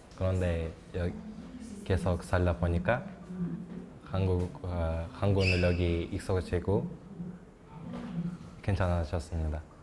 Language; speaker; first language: Korean; non-native, learner; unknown